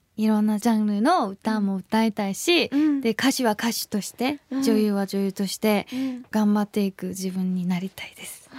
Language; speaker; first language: Japanese; non-native, fluent; Korean